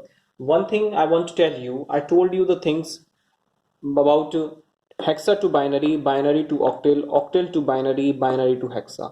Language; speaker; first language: English; non-native, local second language; Hindi